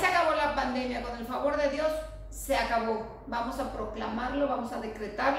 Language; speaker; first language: Spanish; native; Spanish